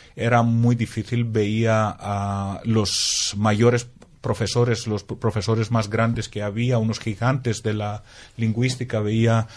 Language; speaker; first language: Spanish; non-native, fluent; Greek